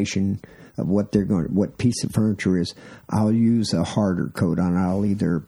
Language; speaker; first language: English; native; English